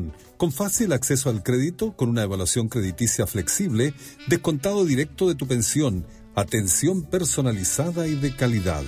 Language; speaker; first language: Spanish; native; Spanish